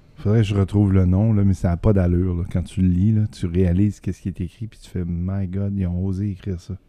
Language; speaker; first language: French; native; French